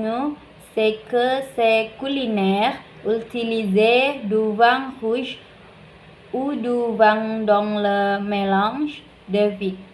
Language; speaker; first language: French; non-native, learner; Indonesian